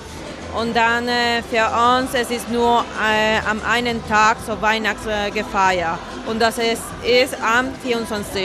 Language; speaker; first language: German; non-native, fluent; Spanish